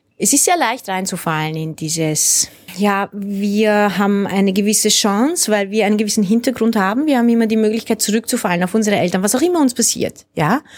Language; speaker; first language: German; early bilingual, other home language; Hungarian